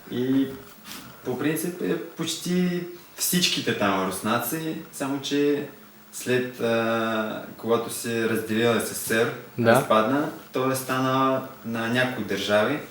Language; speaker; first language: Bulgarian; non-native, learner; Russian